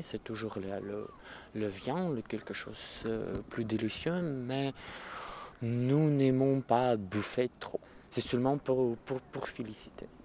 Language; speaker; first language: French; non-native, learner; Russian